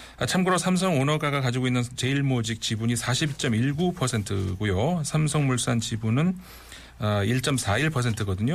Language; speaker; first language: Korean; native; Korean